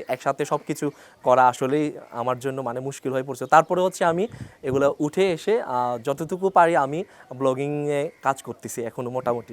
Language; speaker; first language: Bangla; non-native, local second language; Chakma